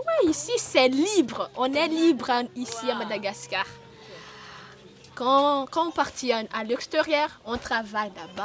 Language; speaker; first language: French; non-native, learner; Malagasy